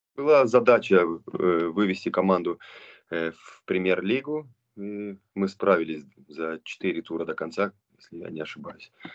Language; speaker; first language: Russian; non-native, local second language; Romanian